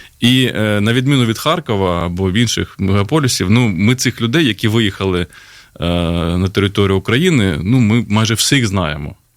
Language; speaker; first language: Ukrainian; native; Ukrainian